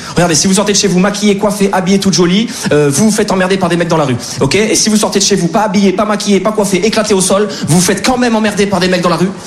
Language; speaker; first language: French; native; French